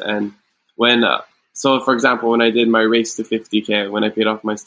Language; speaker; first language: English; native; English